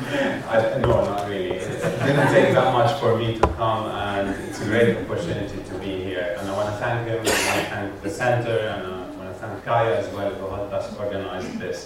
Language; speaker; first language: English; non-native, fluent; Arabic